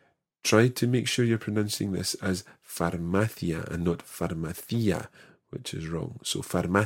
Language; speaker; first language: English; native; English